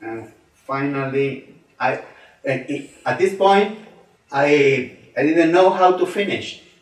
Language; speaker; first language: English; non-native, learner; Spanish